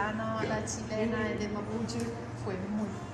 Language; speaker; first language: Spanish; non-native, fluent; Italian